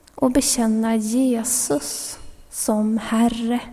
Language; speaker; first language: Swedish; native; Swedish